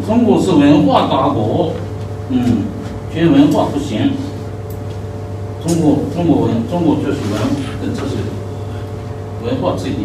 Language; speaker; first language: Chinese; non-native, learner; Japanese